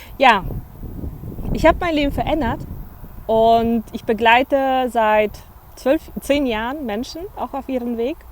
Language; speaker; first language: German; early bilingual, other home language; Polish